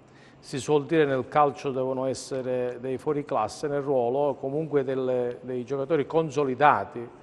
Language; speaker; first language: Italian; native; Italian